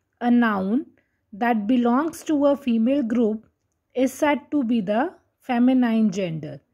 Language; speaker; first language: English; non-native, local second language; Hindi